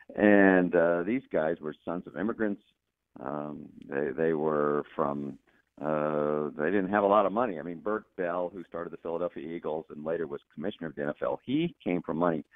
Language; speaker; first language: English; native; English